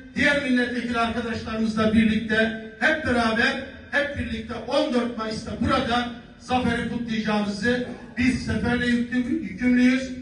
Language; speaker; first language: Turkish; native; Turkish